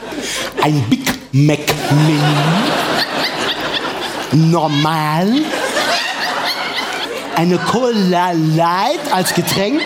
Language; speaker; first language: German; native; German